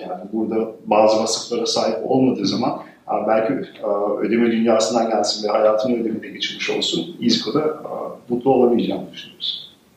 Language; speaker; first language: Turkish; early bilingual, heritage; Turkish